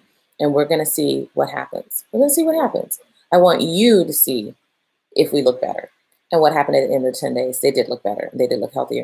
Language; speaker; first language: English; native; English